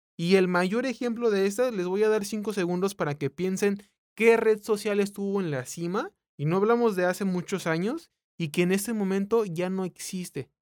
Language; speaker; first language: Spanish; native; Spanish